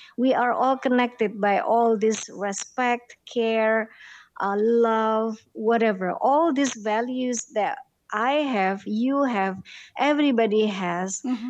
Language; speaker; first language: English; non-native, fluent; Indonesian